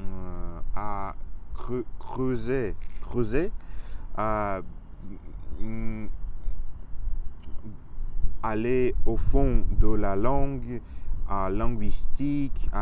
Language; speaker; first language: French; non-native, learner; Russian